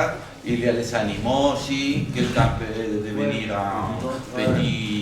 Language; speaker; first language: French; non-native, learner; Spanish